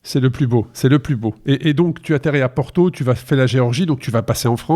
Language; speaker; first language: French; native; French